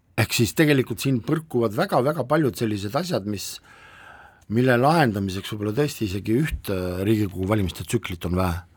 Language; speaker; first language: Estonian; non-native, local second language; Russian